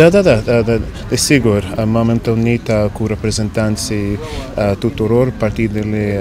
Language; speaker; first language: Romanian; non-native, fluent; English